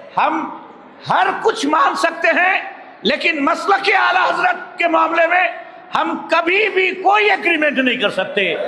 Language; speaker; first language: Urdu; non-native, fluent; Bangla